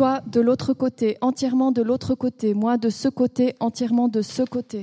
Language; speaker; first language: French; non-native, fluent; German